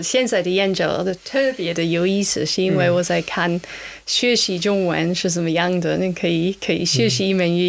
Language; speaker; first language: Chinese; non-native, fluent; German